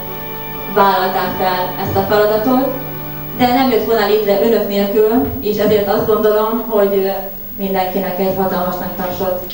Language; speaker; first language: Hungarian; native; Hungarian